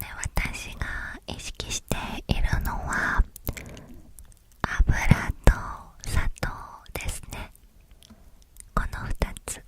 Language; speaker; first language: Japanese; native; Japanese